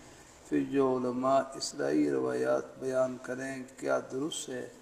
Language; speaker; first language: Urdu; native; Urdu